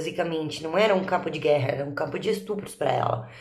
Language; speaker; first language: Portuguese; native; Portuguese